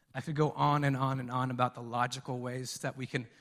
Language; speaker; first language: English; early bilingual, other home language; Spanish